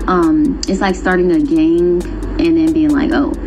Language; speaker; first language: English; native; English